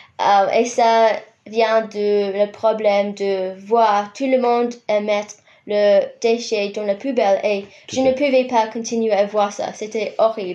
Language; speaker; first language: French; non-native, fluent; English